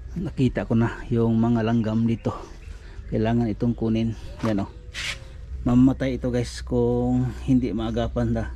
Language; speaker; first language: Filipino; non-native, local second language; Cebuano